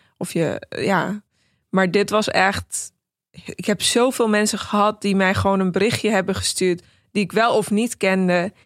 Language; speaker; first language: Dutch; early bilingual, other home language; Persian